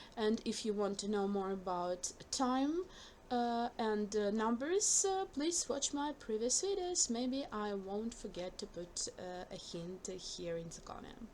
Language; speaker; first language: English; non-native, fluent; Ukrainian